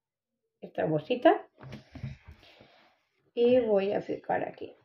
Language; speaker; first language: Spanish; non-native, local second language; Catalan